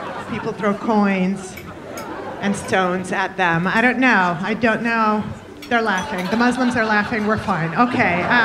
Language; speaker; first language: English; early bilingual, other home language; French